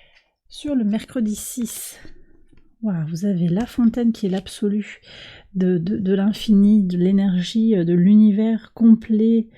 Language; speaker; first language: French; native; French